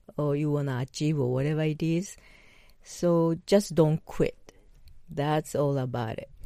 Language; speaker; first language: English; non-native, learner; Japanese